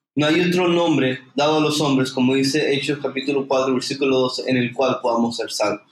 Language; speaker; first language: Spanish; native; Spanish